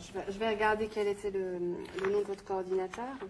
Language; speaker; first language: French; native; French